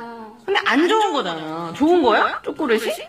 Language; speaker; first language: Korean; native; Korean